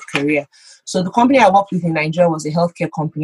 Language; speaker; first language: English; non-native, local second language; Yoruba